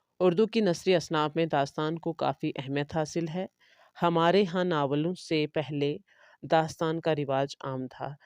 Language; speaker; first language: Urdu; non-native, local second language; Kashmiri